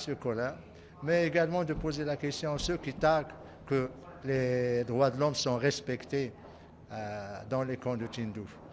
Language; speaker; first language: French; non-native, local second language; Arabic